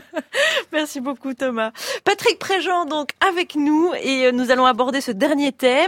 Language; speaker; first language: French; native; French